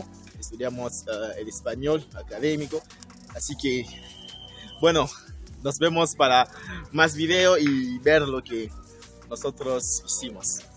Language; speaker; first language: Spanish; non-native, fluent; French